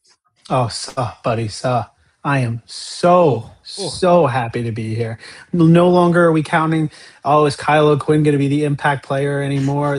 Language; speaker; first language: English; native; English